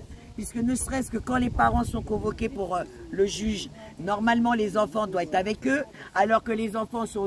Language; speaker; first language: French; native; French